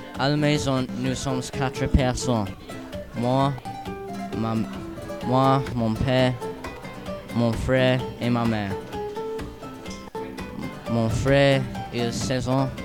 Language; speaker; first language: French; non-native, learner; English